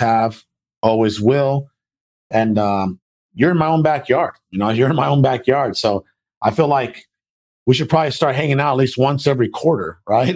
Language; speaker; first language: English; early bilingual, other home language; Spanish